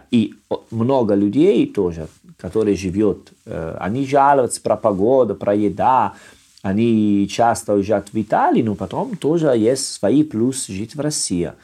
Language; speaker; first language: Russian; non-native, learner; Italian